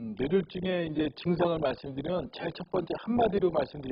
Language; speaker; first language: Korean; native; Korean